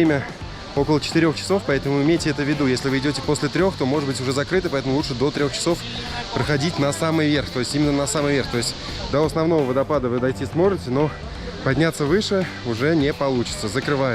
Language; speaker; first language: Russian; native; Russian